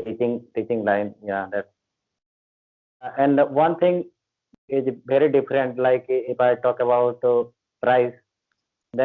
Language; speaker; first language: English; non-native, learner; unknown